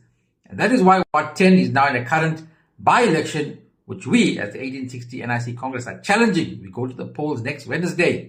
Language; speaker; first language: English; native; English